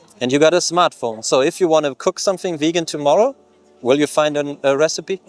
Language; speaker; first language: English; non-native, fluent; German